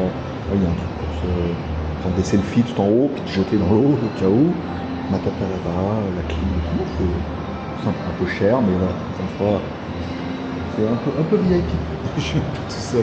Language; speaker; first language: French; native; French